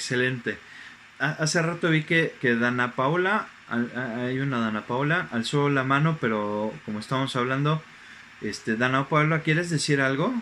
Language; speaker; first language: Spanish; native; Spanish